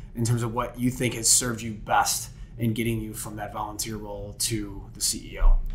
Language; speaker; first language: English; native; English